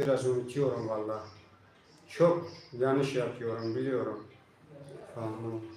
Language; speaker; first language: Turkish; non-native, learner; Tajik